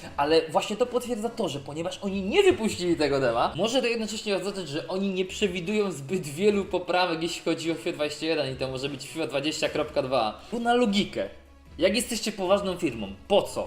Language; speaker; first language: Polish; native; Polish